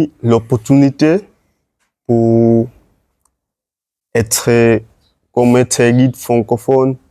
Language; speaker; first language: French; non-native, learner; Swahili